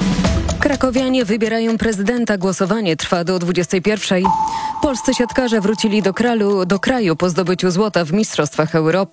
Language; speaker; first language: Polish; native; Polish